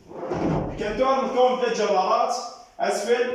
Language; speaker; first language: Arabic; native; Arabic